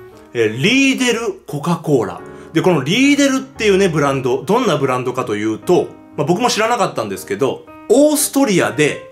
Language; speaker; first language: Japanese; native; Japanese